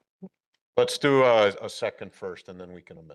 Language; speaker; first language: English; native; English